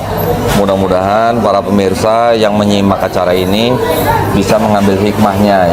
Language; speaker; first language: Indonesian; native; Indonesian